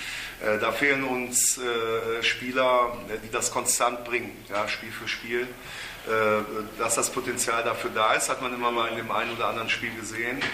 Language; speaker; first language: German; native; German